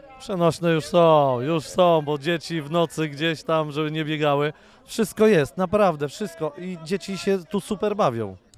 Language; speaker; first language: Polish; native; Polish